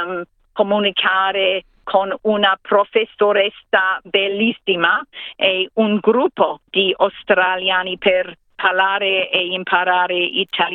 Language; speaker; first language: Italian; non-native, fluent; English